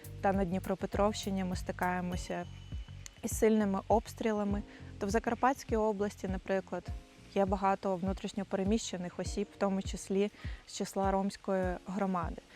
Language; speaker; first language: Ukrainian; native; Ukrainian